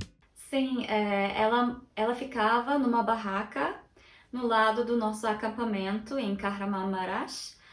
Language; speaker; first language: Portuguese; non-native, fluent; Turkish